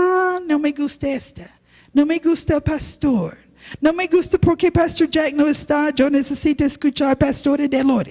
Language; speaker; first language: Spanish; non-native, learner; English